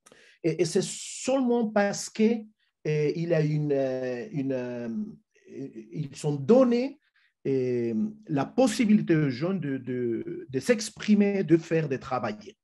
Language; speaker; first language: French; non-native, fluent; Spanish